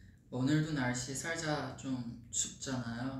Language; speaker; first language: Korean; non-native, fluent; Chinese